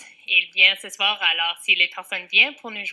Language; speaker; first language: French; non-native, fluent; English